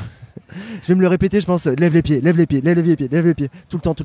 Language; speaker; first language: French; native; French